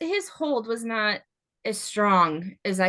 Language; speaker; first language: English; native; English